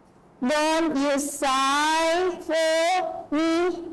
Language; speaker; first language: English; non-native, learner; Indonesian